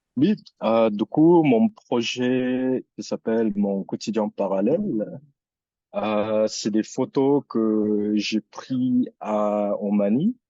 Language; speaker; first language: French; early bilingual, other home language; Filipino